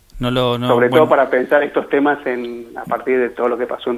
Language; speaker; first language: Spanish; native; Spanish